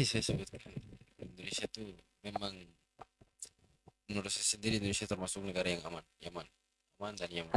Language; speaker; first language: Indonesian; non-native, fluent; Arabic